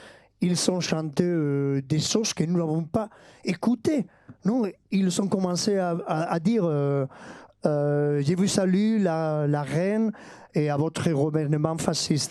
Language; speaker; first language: French; non-native, fluent; Basque